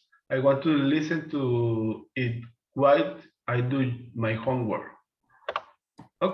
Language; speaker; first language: English; non-native, learner; Spanish